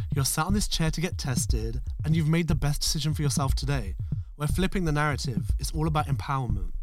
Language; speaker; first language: English; non-native, local second language; Urdu